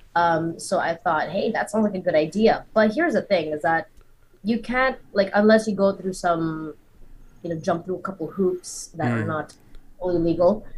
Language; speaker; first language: English; native; English